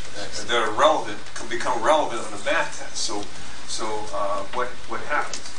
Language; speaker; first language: English; native; English